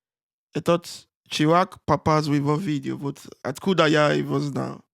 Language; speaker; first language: Russian; non-native, learner; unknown